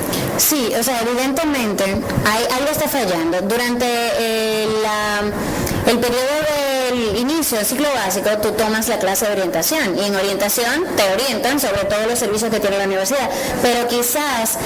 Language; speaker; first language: Spanish; native; Spanish